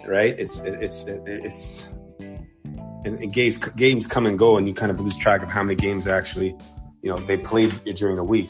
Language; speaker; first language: English; native; English